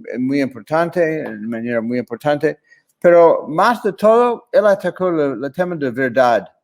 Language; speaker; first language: Spanish; non-native, fluent; English